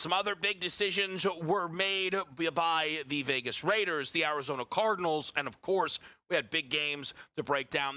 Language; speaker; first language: English; native; English